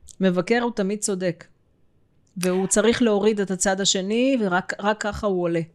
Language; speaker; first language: Hebrew; early bilingual, other home language; Russian